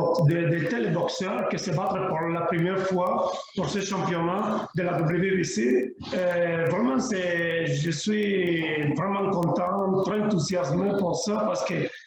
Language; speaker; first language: French; non-native, learner; Spanish